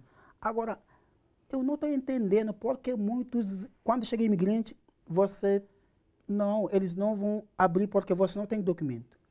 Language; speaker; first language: Portuguese; non-native, learner; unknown